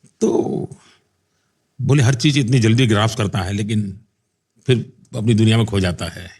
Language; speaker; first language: Hindi; non-native, local second language; Gujarati